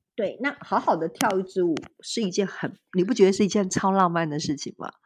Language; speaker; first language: Chinese; native; Chinese